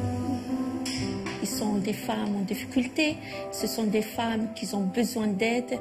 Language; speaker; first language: French; non-native, local second language; Arabic